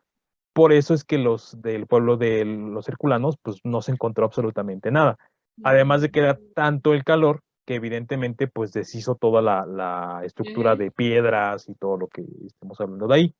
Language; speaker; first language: Spanish; native; Spanish